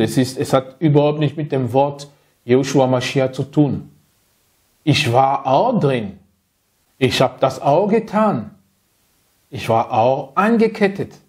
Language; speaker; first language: German; non-native, fluent; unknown